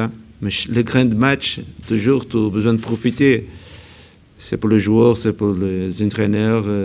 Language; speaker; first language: French; non-native, learner; Portuguese